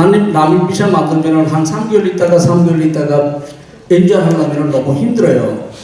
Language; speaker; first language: Korean; non-native, fluent; Bangla